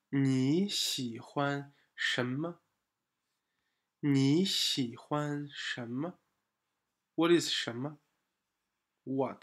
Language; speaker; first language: Chinese; non-native, fluent; English